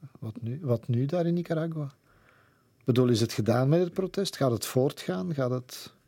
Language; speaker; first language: Dutch; native; Dutch